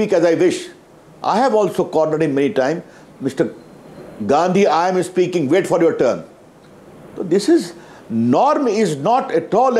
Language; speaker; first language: English; non-native, local second language; Hindi